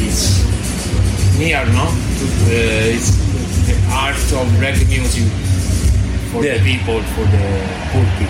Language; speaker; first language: English; non-native, learner; Italian